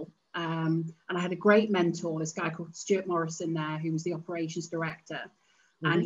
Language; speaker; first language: English; native; English